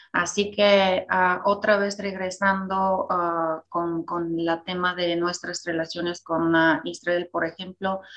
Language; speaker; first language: Spanish; non-native, fluent; Bulgarian